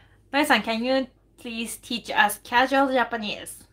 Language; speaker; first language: English; non-native, fluent; Japanese